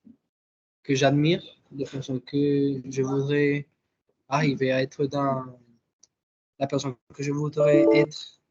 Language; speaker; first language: French; non-native, fluent; Spanish